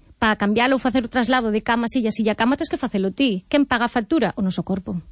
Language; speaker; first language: Galician; native; Galician